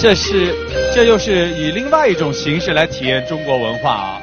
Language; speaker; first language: Chinese; native; Chinese